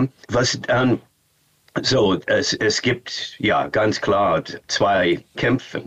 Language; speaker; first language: German; non-native, fluent; English